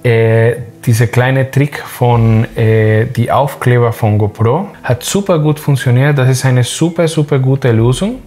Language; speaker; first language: German; non-native, learner; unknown